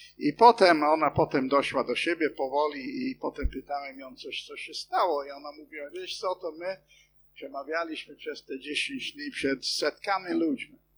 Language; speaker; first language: Polish; non-native, fluent; English